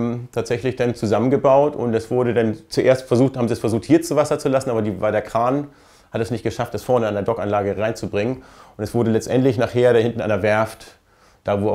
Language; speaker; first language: German; native; German